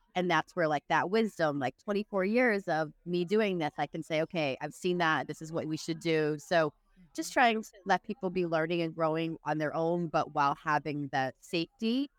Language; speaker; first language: English; native; English